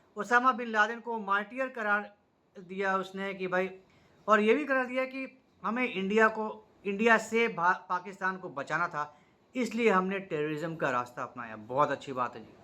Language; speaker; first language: Hindi; native; Hindi